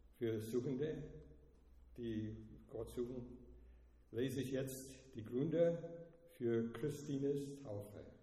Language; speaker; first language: German; non-native, fluent; English